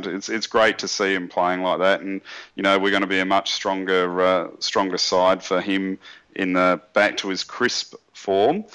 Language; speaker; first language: English; native; English